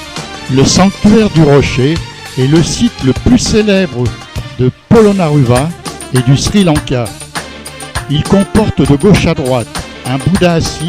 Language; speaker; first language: French; native; French